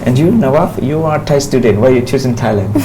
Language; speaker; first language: English; non-native, fluent; Pattani Malay